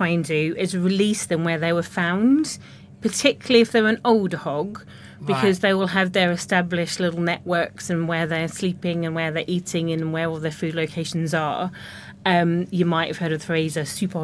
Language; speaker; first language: English; native; English